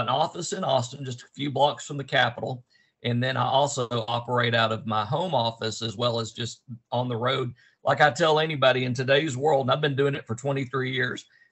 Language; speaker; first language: English; native; English